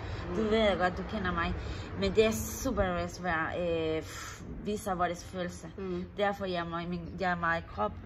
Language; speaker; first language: Danish; non-native, learner; Spanish